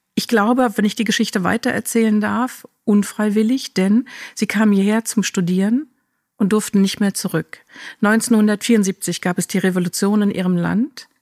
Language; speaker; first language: German; native; German